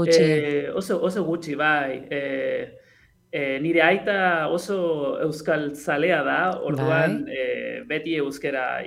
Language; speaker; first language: Basque; non-native, learner; Spanish